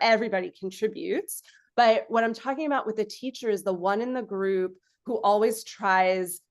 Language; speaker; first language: English; native; English